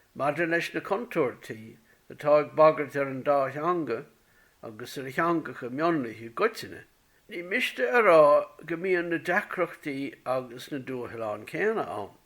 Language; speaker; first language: Irish; native; Irish